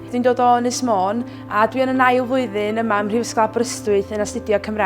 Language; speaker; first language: Welsh; native; Welsh